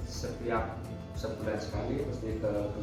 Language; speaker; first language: Indonesian; native; Indonesian